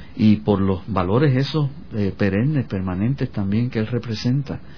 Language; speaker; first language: Spanish; native; Spanish